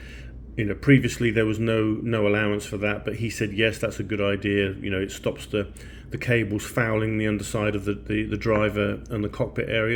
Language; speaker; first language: English; native; English